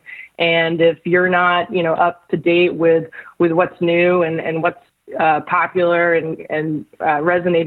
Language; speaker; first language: English; native; English